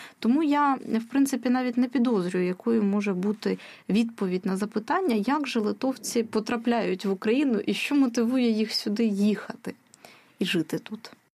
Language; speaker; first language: Ukrainian; native; Ukrainian